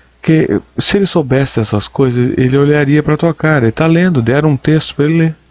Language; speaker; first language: Portuguese; native; Portuguese